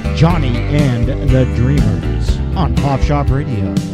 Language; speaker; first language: English; native; English